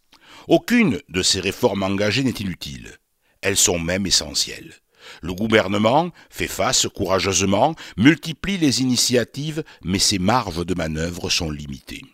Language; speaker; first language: French; native; French